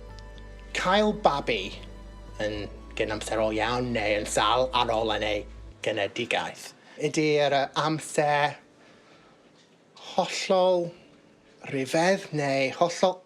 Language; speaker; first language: Welsh; non-native, learner; English